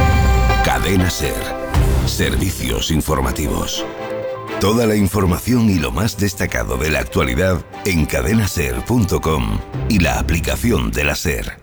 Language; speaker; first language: Spanish; native; Spanish